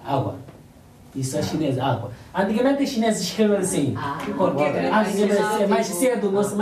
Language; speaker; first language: Portuguese; non-native, learner; Chinese